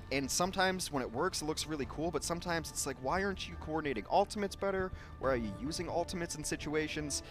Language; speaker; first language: English; native; English